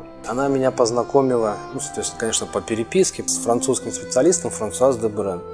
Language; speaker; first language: Russian; native; Russian